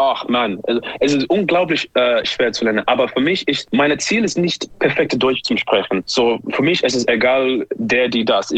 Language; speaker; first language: German; non-native, learner; English